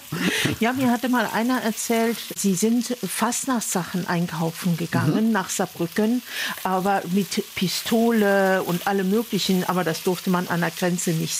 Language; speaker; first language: German; native; German